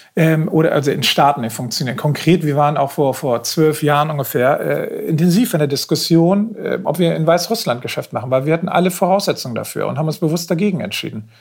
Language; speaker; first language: German; native; German